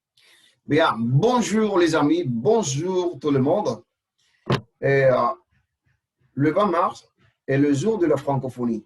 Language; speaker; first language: French; non-native, fluent; Spanish